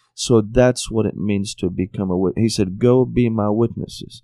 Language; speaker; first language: English; non-native, fluent; Arabic